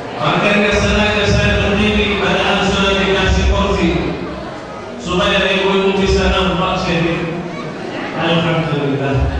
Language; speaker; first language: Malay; non-native, fluent; Arabic